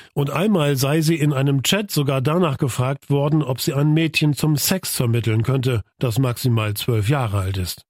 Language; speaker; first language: German; native; German